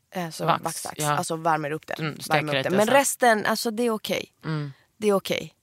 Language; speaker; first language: Swedish; early bilingual, other home language; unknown